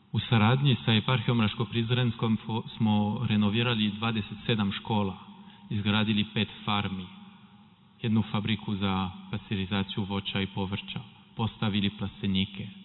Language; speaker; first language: Serbian; non-native, fluent; French